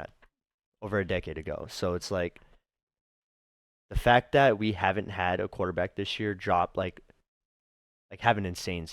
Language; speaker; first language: English; native; English